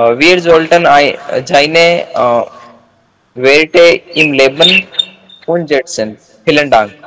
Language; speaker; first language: German; non-native, learner; Hindi